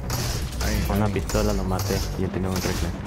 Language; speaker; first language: Spanish; native; Spanish